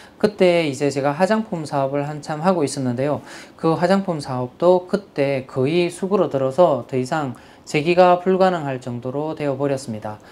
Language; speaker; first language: Korean; native; Korean